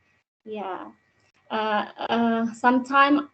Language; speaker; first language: English; non-native, learner; Indonesian